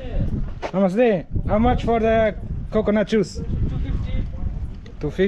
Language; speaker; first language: English; non-native, fluent; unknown